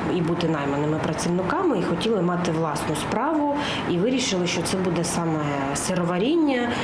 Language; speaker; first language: Ukrainian; native; Ukrainian